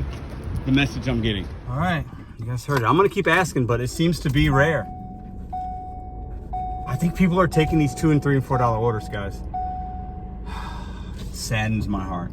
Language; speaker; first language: English; native; English